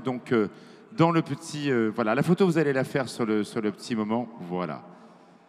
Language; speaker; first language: French; native; French